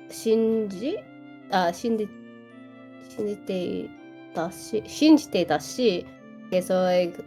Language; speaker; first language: Japanese; non-native, learner; English